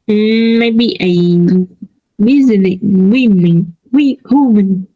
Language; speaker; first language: English; non-native, learner; Vietnamese